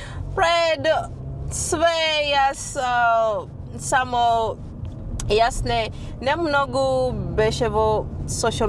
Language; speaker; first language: Macedonian; non-native, learner; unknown